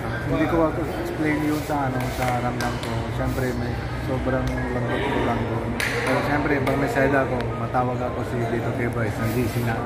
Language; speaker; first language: Filipino; non-native, learner; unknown